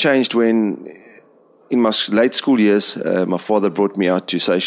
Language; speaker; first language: English; native; English